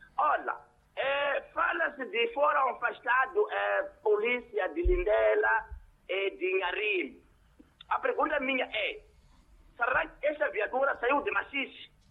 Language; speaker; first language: Portuguese; non-native, local second language; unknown